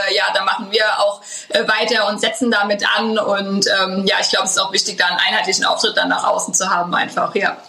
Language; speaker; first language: German; native; German